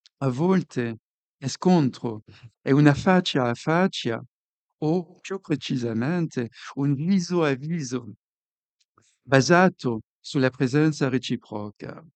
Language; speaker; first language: Italian; non-native, fluent; French